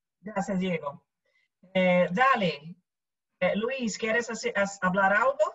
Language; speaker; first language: Spanish; non-native, learner; Portuguese